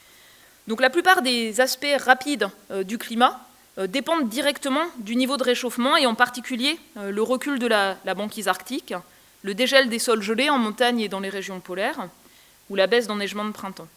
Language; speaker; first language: French; native; French